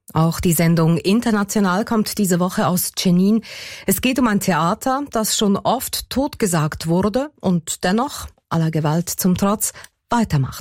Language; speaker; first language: German; native; German